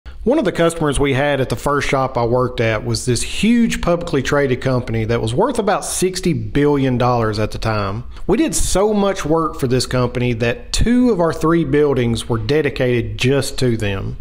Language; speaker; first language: English; native; English